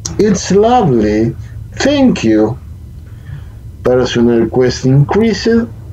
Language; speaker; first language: English; non-native, learner; Spanish